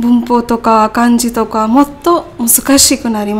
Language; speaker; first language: Japanese; non-native, learner; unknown